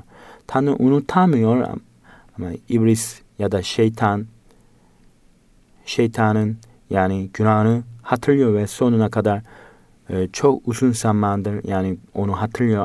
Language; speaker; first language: Turkish; non-native, fluent; Korean